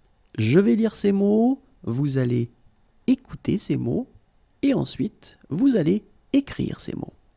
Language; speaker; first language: French; native; French